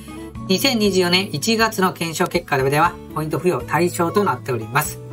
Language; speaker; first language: Japanese; native; Japanese